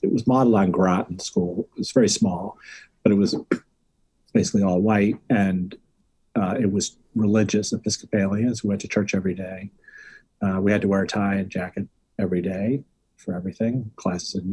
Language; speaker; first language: English; native; English